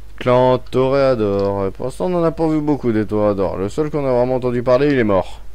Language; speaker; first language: French; native; French